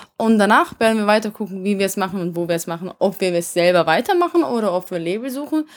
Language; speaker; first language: German; early bilingual, other home language; Hungarian